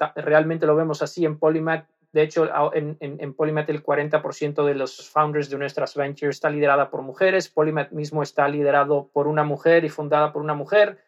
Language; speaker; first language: Spanish; non-native, fluent; Dutch